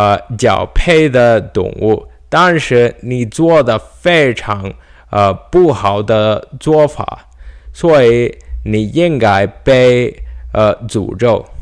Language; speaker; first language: Chinese; non-native, learner; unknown